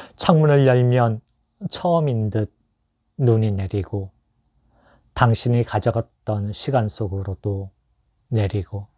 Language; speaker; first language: Korean; native; Korean